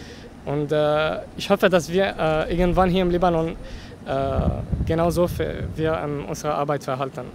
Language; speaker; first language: German; non-native, fluent; Arabic